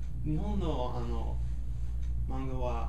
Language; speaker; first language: Japanese; non-native, learner; English